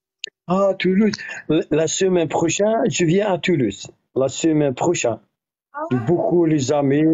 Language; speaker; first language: French; non-native, learner; Arabic